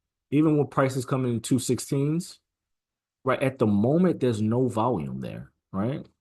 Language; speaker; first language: English; native; English